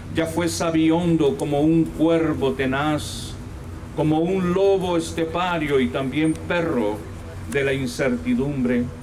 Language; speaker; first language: Spanish; native; Spanish